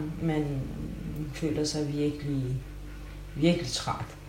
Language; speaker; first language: Danish; non-native, fluent; Kurdish